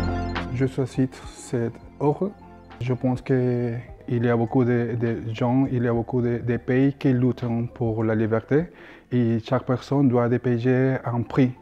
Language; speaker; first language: French; non-native, learner; Spanish